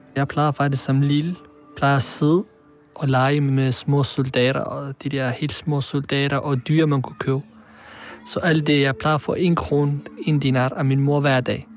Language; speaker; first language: Danish; early bilingual, other home language; Arabic